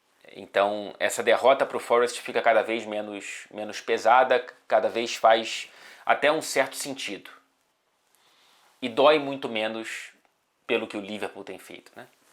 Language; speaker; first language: Portuguese; native; Portuguese